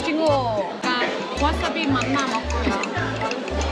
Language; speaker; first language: Korean; non-native, learner; Vietnamese